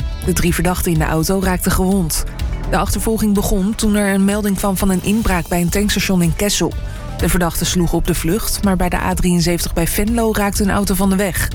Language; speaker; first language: Dutch; native; Dutch